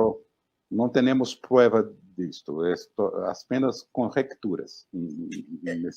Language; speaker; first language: Spanish; non-native, fluent; Portuguese